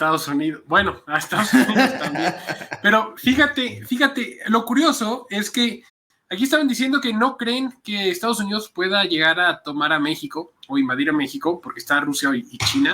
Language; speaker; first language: Spanish; native; Spanish